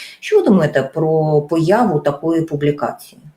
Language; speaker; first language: Ukrainian; native; Ukrainian